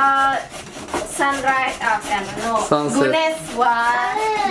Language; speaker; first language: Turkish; non-native, learner; Indonesian